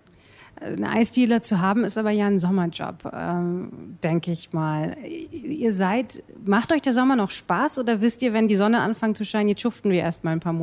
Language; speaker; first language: German; native; German